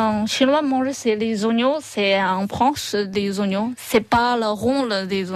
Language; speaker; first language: French; non-native, learner; Chinese